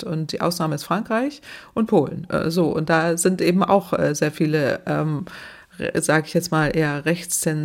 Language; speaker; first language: German; native; German